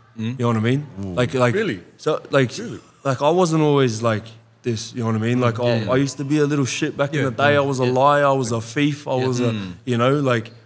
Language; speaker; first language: English; native; English